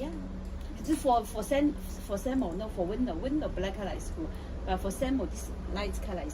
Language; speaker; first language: English; non-native, learner; Cantonese